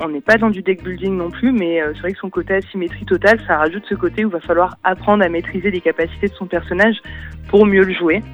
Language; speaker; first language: French; native; French